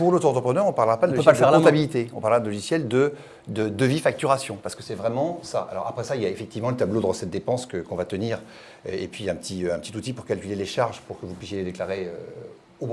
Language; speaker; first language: French; native; French